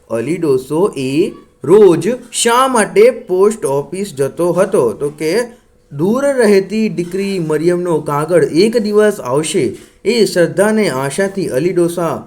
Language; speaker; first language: Gujarati; non-native, local second language; Marathi